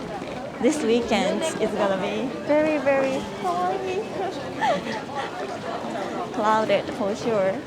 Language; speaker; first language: English; non-native, fluent; Japanese